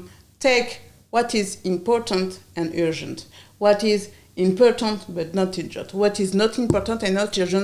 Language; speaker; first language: English; non-native, learner; French